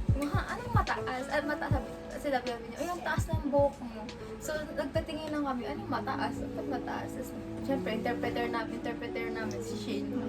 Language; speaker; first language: Filipino; native; Filipino